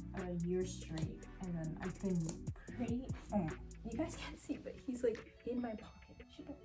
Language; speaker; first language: English; native; English